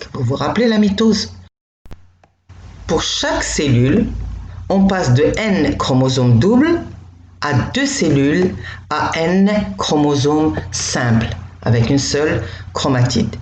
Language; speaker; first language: French; non-native, local second language; Arabic